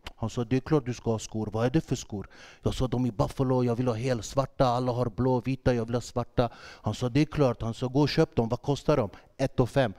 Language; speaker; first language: Swedish; early bilingual, other home language; Kurdish